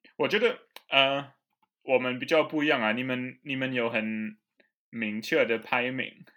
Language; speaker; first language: Chinese; non-native, fluent; German